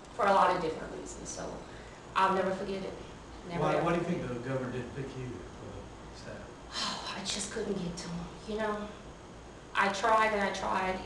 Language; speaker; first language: English; native; English